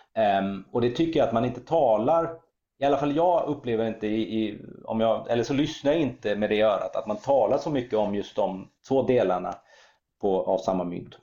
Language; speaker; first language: Swedish; early bilingual, other home language; German